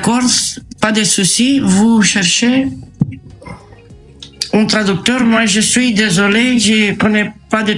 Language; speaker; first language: French; non-native, learner; Romanian